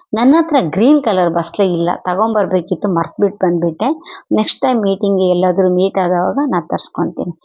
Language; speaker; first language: Kannada; non-native, local second language; Telugu